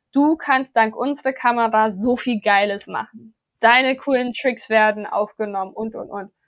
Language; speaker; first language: German; non-native, fluent; English